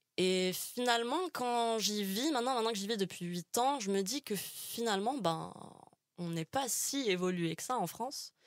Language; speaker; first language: French; non-native, local second language; Arabic